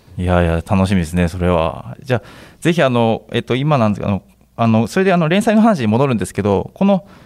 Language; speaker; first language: Japanese; native; Japanese